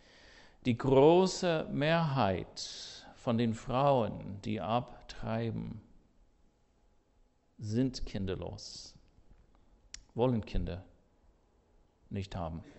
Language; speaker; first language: German; non-native, fluent; English